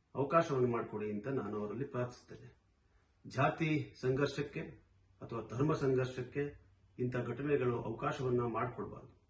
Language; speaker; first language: Kannada; non-native, local second language; Kodava